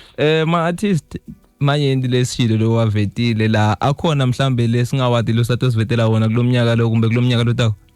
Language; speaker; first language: Zulu; native; Zulu